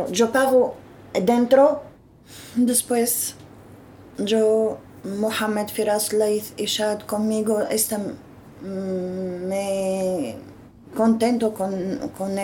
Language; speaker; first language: Spanish; non-native, learner; Arabic